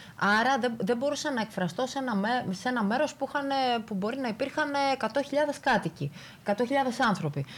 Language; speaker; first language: Greek; native; Greek